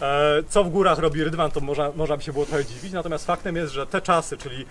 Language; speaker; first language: Polish; native; Polish